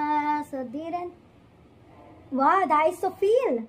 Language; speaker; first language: German; non-native, learner; Filipino